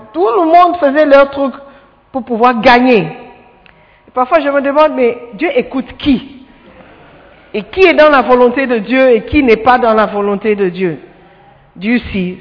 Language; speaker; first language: French; non-native, fluent; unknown